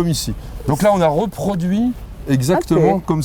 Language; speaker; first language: French; native; French